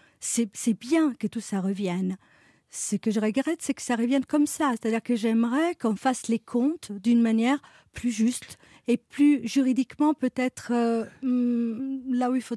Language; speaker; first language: French; non-native, fluent; Italian